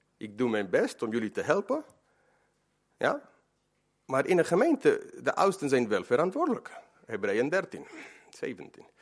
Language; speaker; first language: Dutch; non-native, fluent; Spanish